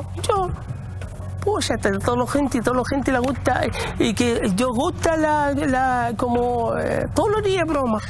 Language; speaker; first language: Spanish; non-native, learner; Arabic